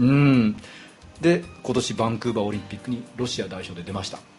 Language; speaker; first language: Japanese; native; Japanese